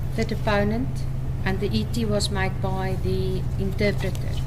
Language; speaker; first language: English; non-native, local second language; Afrikaans